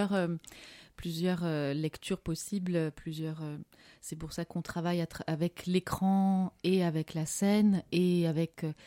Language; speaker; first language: French; native; French